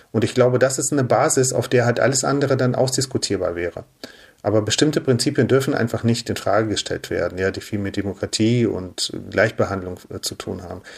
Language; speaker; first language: German; early bilingual, other home language; Russian